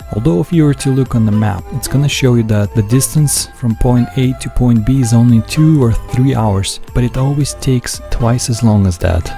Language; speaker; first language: English; non-native, fluent; Russian